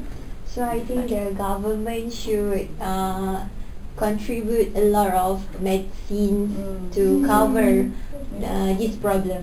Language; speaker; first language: English; non-native, local second language; Malay